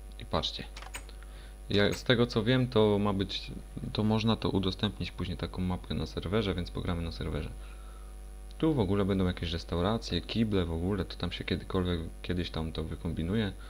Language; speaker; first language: Polish; native; Polish